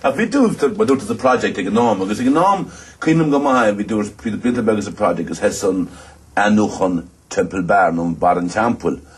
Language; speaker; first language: Irish; native; Irish